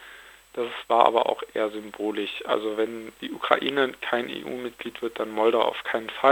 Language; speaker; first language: German; native; German